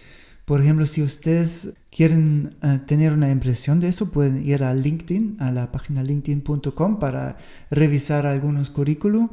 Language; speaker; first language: Spanish; non-native, fluent; German